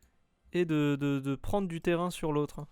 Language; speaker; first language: French; native; French